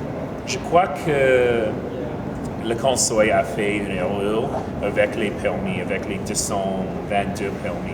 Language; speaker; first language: French; non-native, learner; English